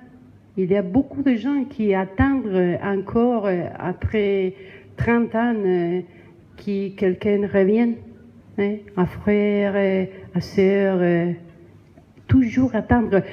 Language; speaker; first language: French; non-native, learner; Spanish